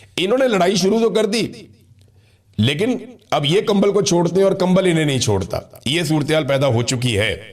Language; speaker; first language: Urdu; non-native, local second language; Punjabi